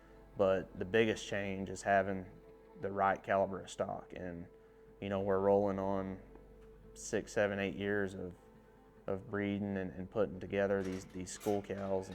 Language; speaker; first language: English; native; English